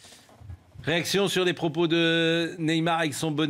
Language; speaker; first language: French; native; French